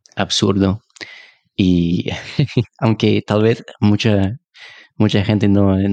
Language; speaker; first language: Spanish; non-native, fluent; English